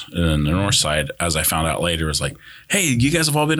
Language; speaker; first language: English; early bilingual, other home language; Spanish